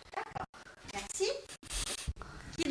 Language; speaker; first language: French; native; French